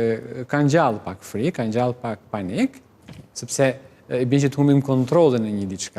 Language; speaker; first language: Albanian; native; Albanian